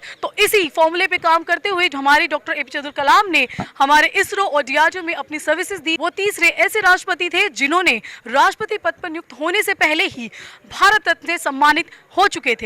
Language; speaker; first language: Hindi; native; Hindi